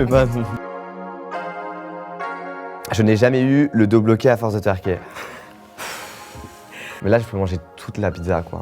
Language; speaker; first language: French; native; French